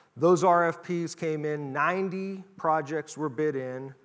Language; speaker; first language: English; native; English